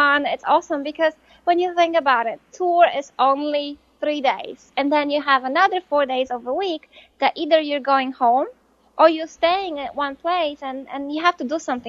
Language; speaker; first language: English; non-native, fluent; Polish